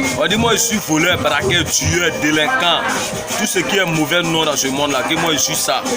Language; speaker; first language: French; non-native, local second language; Bambara